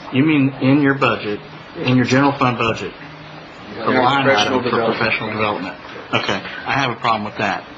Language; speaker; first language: English; native; English